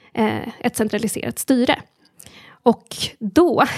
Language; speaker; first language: Swedish; early bilingual, other home language; Amharic